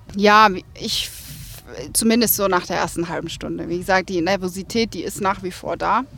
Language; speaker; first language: German; native; German